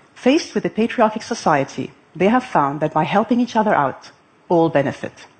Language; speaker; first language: English; non-native, fluent; Arabic